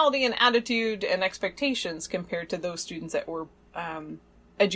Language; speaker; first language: English; native; English